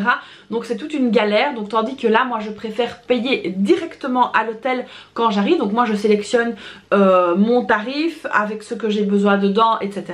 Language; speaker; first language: French; native; French